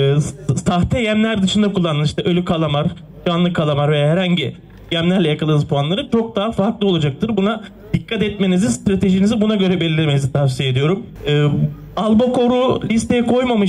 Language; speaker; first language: Turkish; native; Turkish